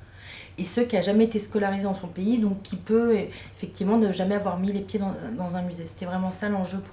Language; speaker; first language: French; native; French